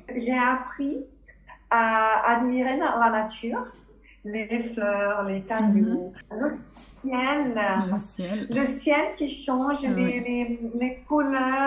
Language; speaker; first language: French; non-native, fluent; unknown